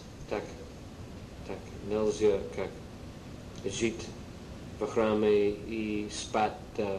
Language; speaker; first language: Russian; non-native, learner; English